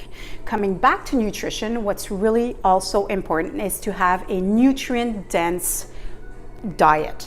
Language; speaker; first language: English; native; English